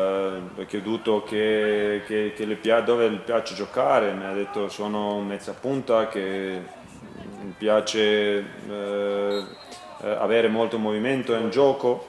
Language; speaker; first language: Italian; non-native, learner; Croatian